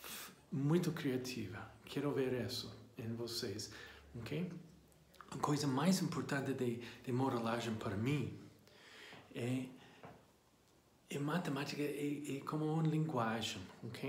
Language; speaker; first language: Portuguese; non-native, fluent; English